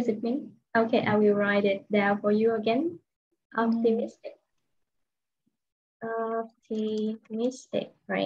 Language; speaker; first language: English; non-native, fluent; Vietnamese